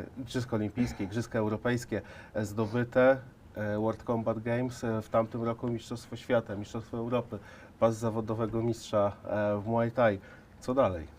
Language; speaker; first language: Polish; native; Polish